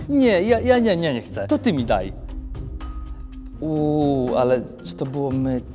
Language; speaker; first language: Polish; native; Polish